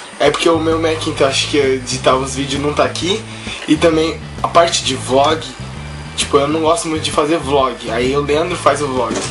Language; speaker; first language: Portuguese; early bilingual, heritage; Portuguese